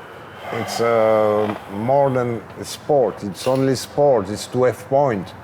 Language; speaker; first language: English; non-native, learner; French